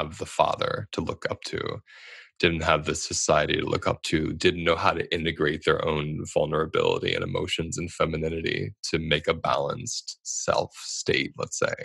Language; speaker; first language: English; native; English